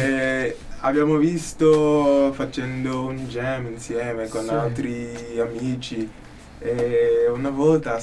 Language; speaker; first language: Italian; non-native, learner; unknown